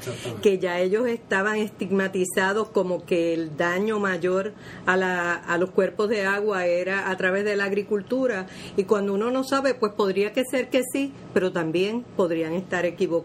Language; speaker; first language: Spanish; native; Spanish